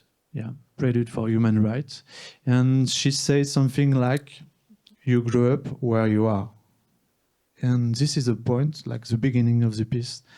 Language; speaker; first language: English; non-native, learner; French